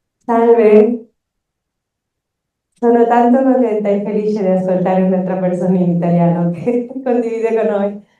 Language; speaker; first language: Italian; non-native, learner; Spanish